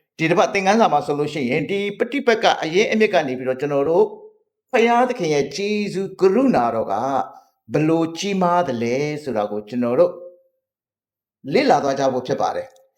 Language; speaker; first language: Burmese; non-native, local second language; S'gaw Karen